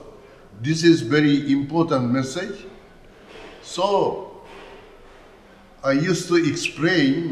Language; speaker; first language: English; non-native, learner; Japanese